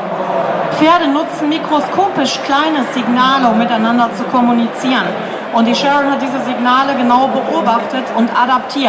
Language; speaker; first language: German; native; German